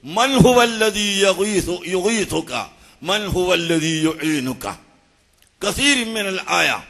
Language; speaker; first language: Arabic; non-native, fluent; Malayalam